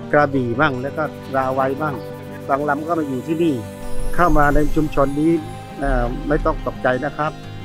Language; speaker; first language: Thai; non-native, local second language; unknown